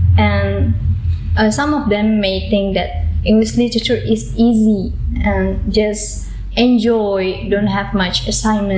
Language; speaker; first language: English; non-native, learner; Indonesian